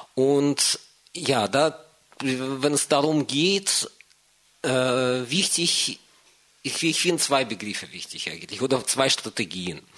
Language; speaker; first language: German; non-native, fluent; Russian